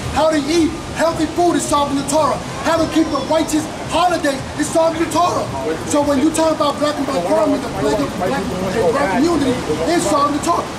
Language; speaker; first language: English; native; English